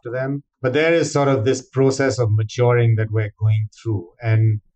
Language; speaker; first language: English; non-native, local second language; Hindi